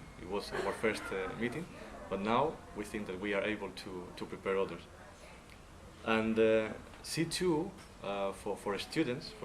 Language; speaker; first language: English; non-native, learner; Spanish